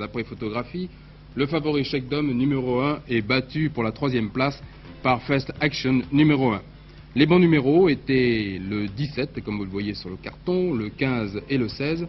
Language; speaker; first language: French; native; French